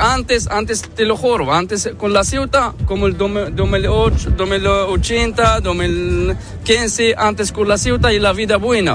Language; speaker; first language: Spanish; non-native, learner; Arabic